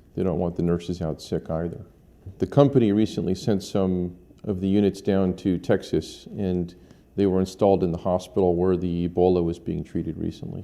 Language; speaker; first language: English; native; English